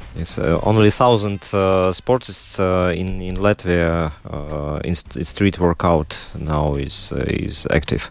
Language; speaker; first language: English; non-native, learner; Russian